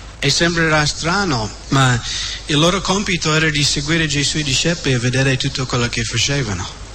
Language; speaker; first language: Italian; non-native, fluent; English